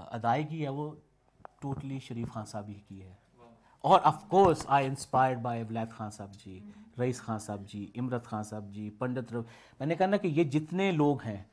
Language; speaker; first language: Urdu; native; Urdu